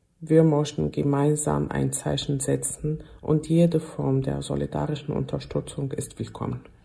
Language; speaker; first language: German; non-native, fluent; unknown